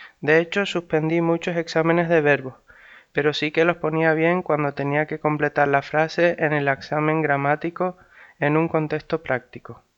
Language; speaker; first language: Spanish; early bilingual, other home language; Serbian